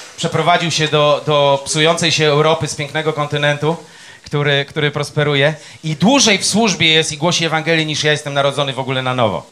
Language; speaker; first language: Polish; native; Polish